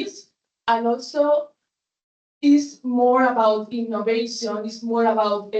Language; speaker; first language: English; non-native, fluent; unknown